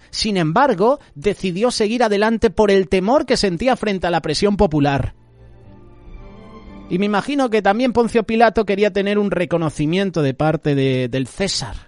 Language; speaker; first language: Spanish; native; Spanish